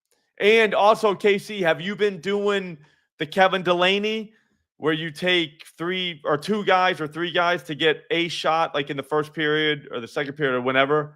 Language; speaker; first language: English; native; English